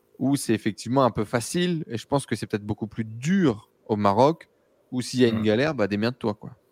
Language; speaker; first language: French; native; French